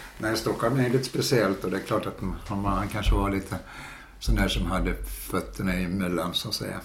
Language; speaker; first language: Swedish; native; Swedish